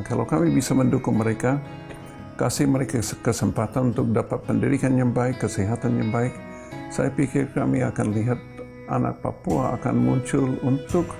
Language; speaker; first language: Indonesian; non-native, fluent; English